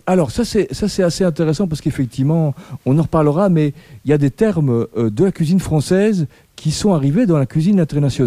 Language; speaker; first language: French; native; French